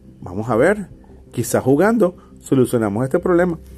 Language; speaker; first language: Spanish; native; Spanish